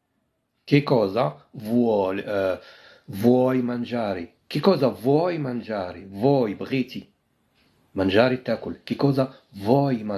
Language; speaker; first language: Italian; non-native, fluent; Arabic